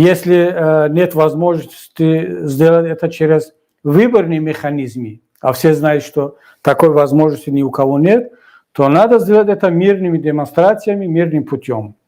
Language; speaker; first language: Russian; non-native, local second language; Tajik